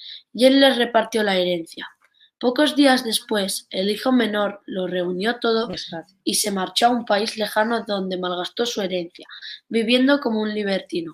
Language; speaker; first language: Spanish; native; Spanish